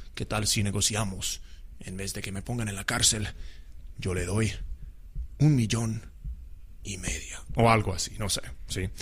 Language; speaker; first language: Spanish; non-native, fluent; English